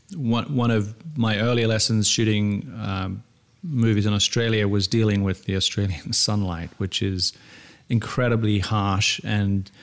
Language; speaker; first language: English; native; English